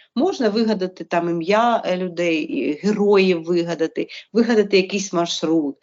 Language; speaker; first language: Ukrainian; native; Ukrainian